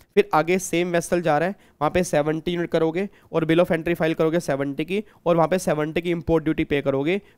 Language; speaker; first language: Hindi; native; Hindi